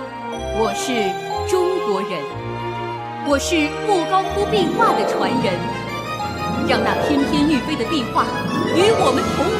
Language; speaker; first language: Chinese; native; Chinese